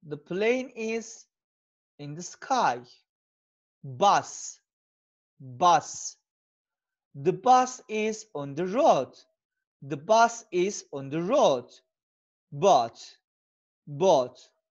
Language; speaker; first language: English; non-native, fluent; Turkish